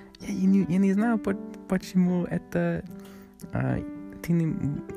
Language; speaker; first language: Russian; non-native, learner; English